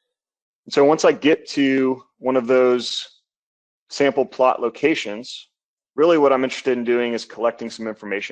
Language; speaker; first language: English; native; English